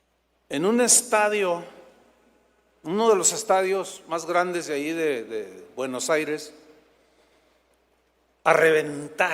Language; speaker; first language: Spanish; native; Spanish